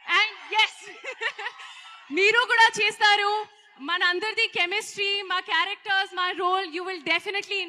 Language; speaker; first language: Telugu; non-native, learner; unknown